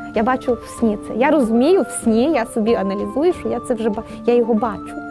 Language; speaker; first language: Ukrainian; native; Ukrainian